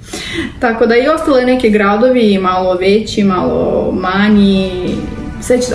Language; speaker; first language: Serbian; non-native, learner; Russian